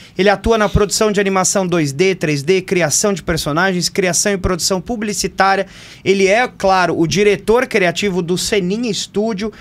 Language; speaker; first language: Portuguese; native; Portuguese